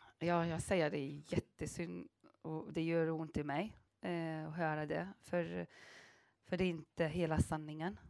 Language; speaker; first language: Swedish; non-native, fluent; Arabic